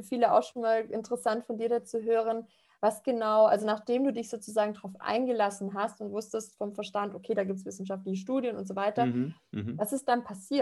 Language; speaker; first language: German; native; German